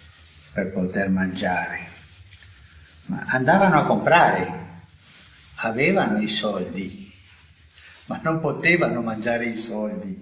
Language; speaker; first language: Italian; non-native, fluent; Spanish